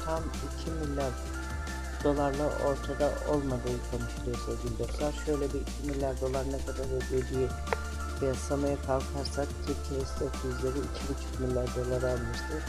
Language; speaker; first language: Turkish; native; Turkish